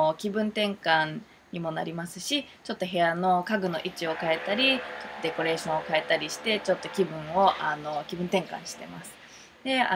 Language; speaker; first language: Japanese; early bilingual, heritage; Japanese